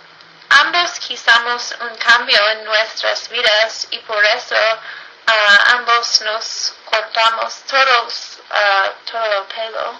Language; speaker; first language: Spanish; non-native, learner; English